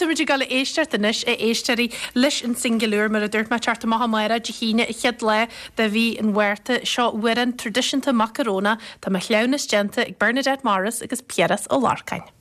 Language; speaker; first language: Irish; native; Irish